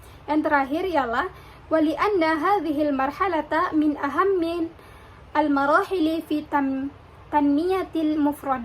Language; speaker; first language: Arabic; non-native, learner; Indonesian